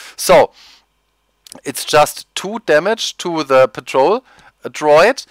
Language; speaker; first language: English; non-native, fluent; German